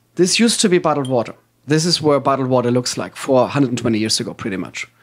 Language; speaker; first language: English; non-native, fluent; German